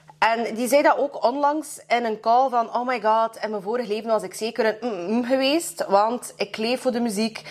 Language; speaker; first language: Dutch; early bilingual, other home language; Russian